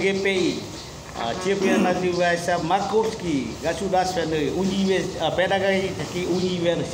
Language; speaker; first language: Russian; non-native, learner; Vietnamese